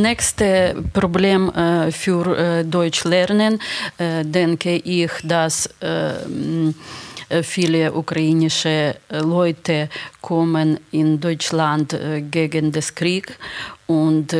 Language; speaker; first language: German; non-native, learner; Ukrainian